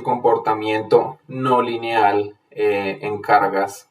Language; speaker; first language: Spanish; native; Spanish